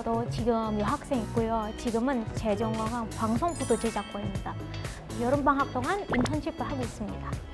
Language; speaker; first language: Korean; non-native, fluent; Indonesian